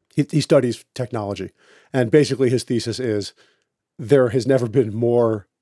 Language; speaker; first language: English; native; English